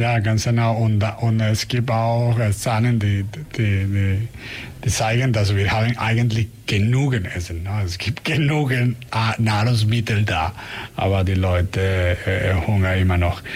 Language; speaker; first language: German; non-native, learner; Spanish